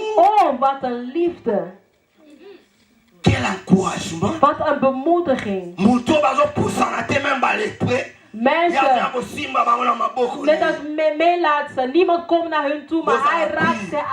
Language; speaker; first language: Dutch; non-native, fluent; Lingala